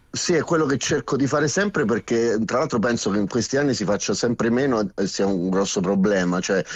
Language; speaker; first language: Italian; native; Italian